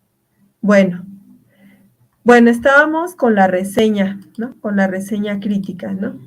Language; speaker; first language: Spanish; native; Spanish